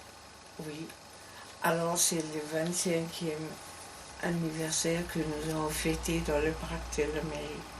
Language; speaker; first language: French; non-native, learner; German